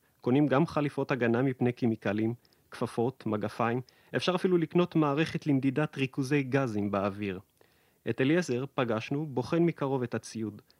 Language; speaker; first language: Hebrew; native; Hebrew